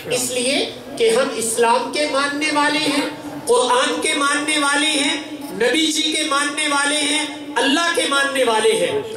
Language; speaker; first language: Urdu; non-native, local second language; Punjabi